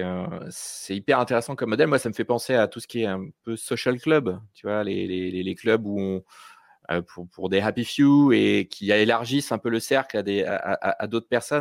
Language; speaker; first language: French; native; French